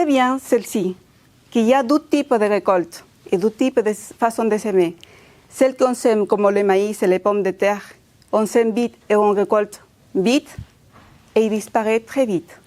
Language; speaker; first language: French; non-native, fluent; Spanish